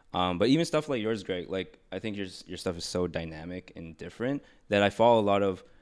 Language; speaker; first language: English; early bilingual, other home language; Filipino